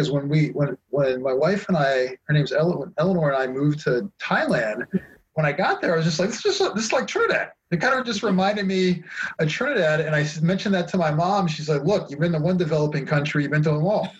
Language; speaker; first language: English; native; English